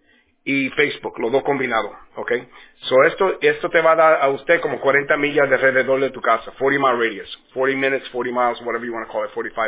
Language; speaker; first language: Spanish; early bilingual, heritage; Spanish